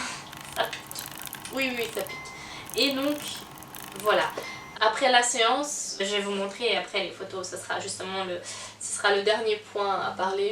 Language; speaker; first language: French; native; French